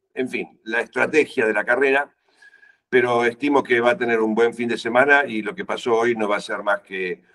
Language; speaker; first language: Spanish; native; Spanish